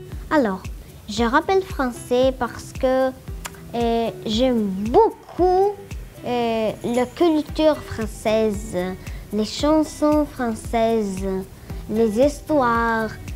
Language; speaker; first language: French; non-native, learner; Greek